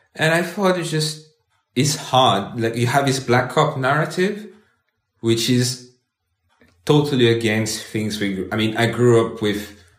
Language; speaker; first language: English; non-native, fluent; French